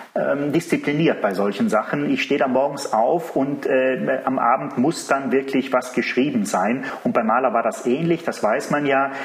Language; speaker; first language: German; native; German